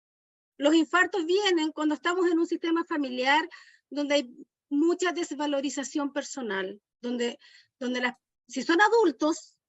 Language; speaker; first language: Spanish; native; Spanish